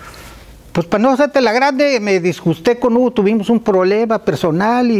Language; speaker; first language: Spanish; native; Spanish